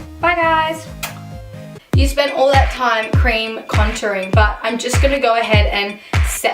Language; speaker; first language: English; native; English